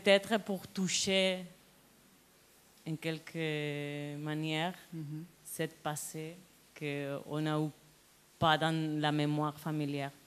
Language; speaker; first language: French; non-native, learner; Spanish